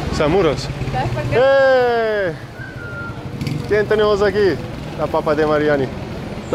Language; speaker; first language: Spanish; non-native, learner; English